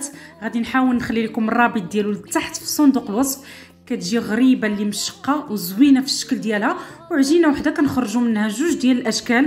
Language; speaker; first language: Arabic; native; Arabic